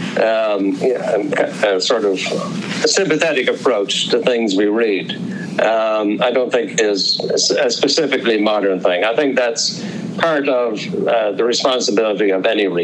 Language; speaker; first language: English; native; English